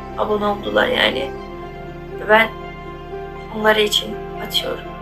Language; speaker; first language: Turkish; non-native, learner; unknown